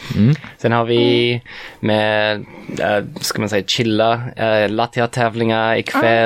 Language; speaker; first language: Swedish; non-native, fluent; English